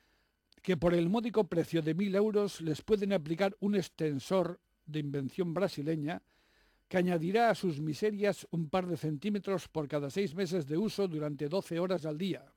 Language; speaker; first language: Spanish; native; Spanish